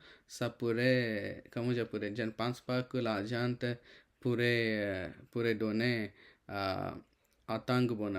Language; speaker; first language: French; non-native, learner; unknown